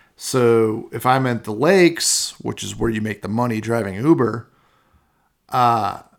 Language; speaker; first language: English; native; English